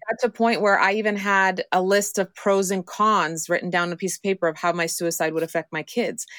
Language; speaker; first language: English; non-native, fluent; Croatian